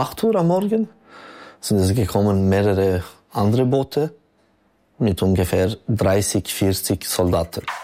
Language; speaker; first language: German; non-native, local second language; French